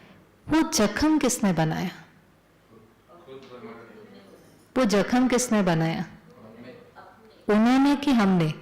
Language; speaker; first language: Hindi; native; Hindi